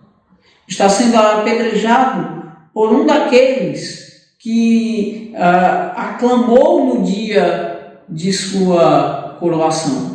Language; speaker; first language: Portuguese; native; Portuguese